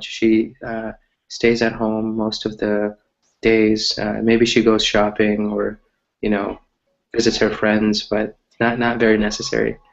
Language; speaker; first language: English; early bilingual, other home language; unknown